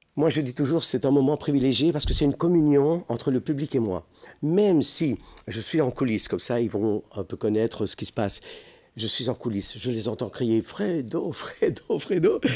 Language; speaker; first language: French; early bilingual, other home language; Italian